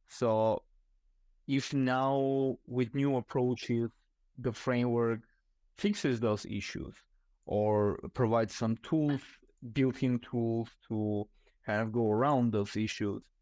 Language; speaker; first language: English; non-native, fluent; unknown